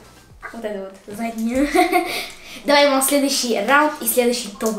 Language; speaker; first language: Russian; native; Russian